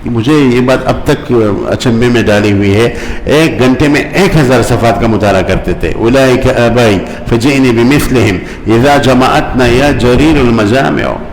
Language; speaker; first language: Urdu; non-native, local second language; Pashto